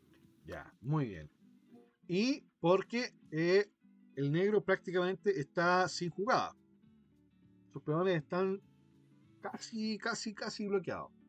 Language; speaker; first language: Spanish; native; Spanish